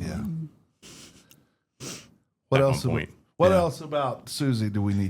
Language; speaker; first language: English; native; English